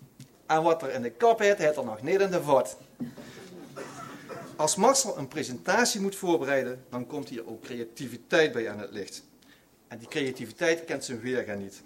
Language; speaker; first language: Dutch; native; Dutch